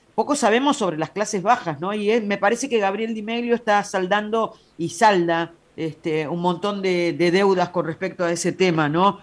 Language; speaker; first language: Spanish; native; Spanish